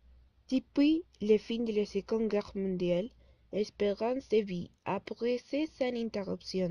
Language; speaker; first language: French; non-native, learner; Spanish